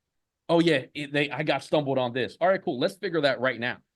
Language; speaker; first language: English; native; English